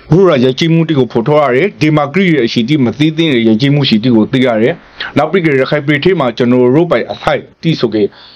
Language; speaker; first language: Burmese; native; Burmese